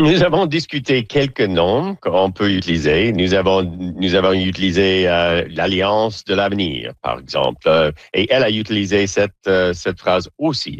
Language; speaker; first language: French; non-native, learner; English